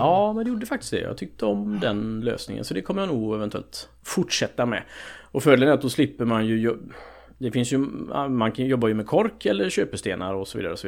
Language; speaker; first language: Swedish; native; Swedish